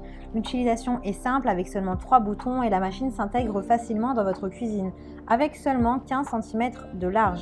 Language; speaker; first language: French; native; French